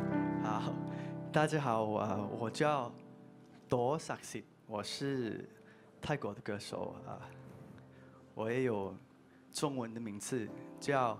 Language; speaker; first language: Chinese; non-native, learner; Thai